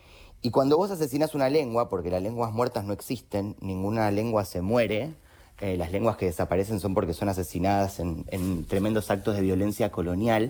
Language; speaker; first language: Spanish; native; Spanish